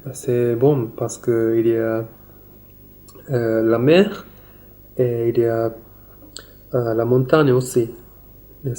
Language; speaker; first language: French; non-native, learner; Japanese